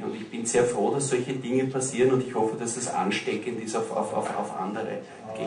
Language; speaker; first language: German; native; German